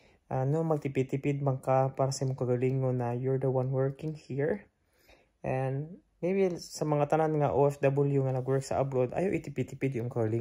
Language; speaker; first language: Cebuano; non-native, local second language; Filipino